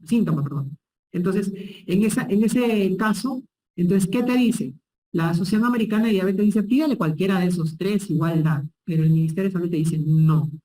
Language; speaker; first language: Spanish; native; Spanish